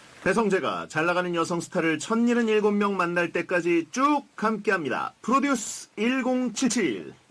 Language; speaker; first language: Korean; native; Korean